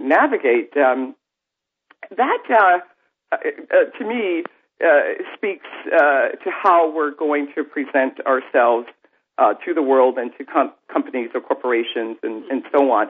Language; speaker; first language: English; native; English